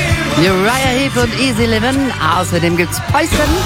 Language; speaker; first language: German; native; German